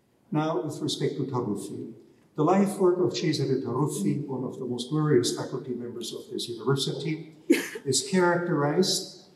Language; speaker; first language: English; non-native, fluent; German